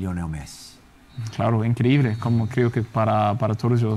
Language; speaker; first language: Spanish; non-native, fluent; Danish